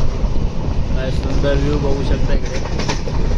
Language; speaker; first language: Marathi; native; Marathi